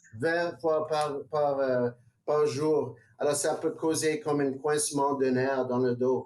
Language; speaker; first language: French; non-native, local second language; English